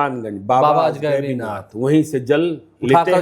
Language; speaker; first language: Hindi; native; Hindi